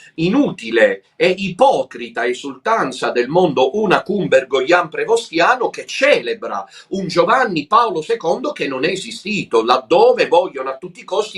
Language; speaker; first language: Italian; native; Italian